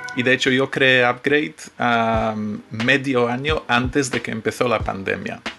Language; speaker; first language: Spanish; non-native, fluent; Polish